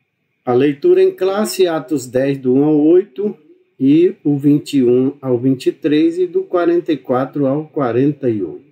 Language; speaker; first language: Portuguese; native; Portuguese